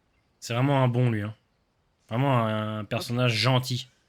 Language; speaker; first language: French; native; French